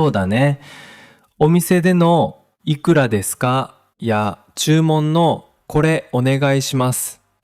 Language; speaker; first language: Japanese; native; Japanese